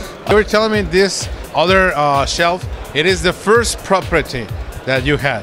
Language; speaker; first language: English; non-native, learner; Spanish